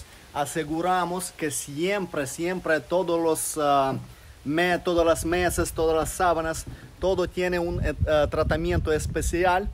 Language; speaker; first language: Spanish; non-native, fluent; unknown